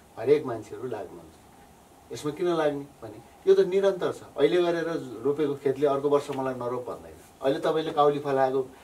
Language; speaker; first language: Nepali; native; Nepali